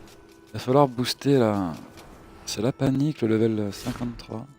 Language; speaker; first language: French; native; French